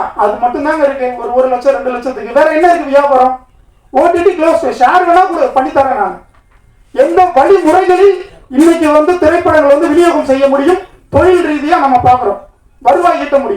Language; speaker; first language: Tamil; native; Tamil